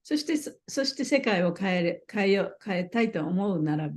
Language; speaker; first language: Japanese; native; Japanese